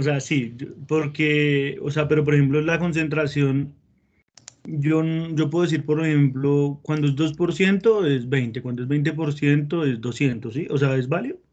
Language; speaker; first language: Spanish; native; Spanish